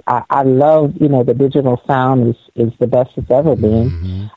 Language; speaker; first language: English; native; English